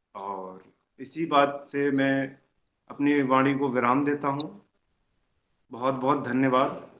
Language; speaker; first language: Hindi; native; Hindi